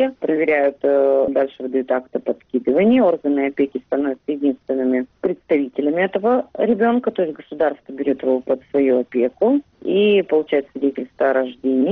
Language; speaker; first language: Russian; native; Russian